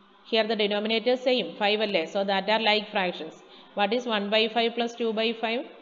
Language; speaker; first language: English; non-native, local second language; Malayalam